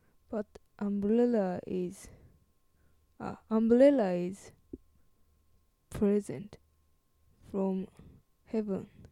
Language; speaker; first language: English; non-native, learner; Japanese